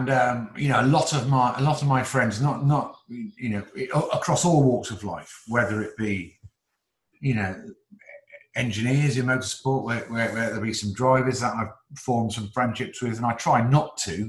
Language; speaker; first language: English; native; English